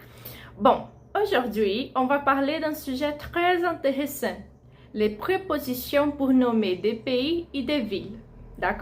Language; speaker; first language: French; non-native, fluent; Portuguese